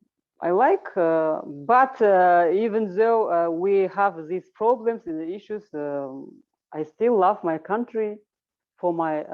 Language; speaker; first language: English; non-native, learner; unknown